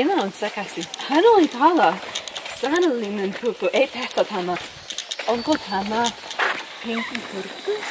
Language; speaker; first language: Finnish; non-native, learner; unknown